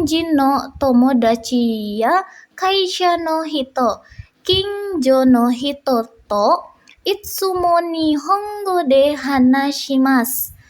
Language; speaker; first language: Japanese; non-native, fluent; Indonesian